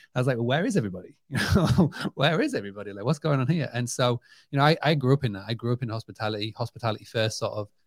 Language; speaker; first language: English; native; English